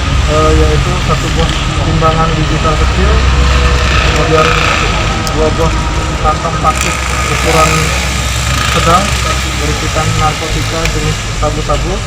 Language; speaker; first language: Indonesian; native; Indonesian